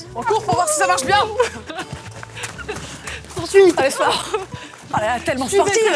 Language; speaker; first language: French; native; French